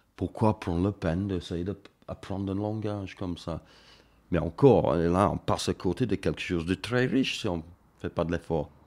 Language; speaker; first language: French; non-native, fluent; English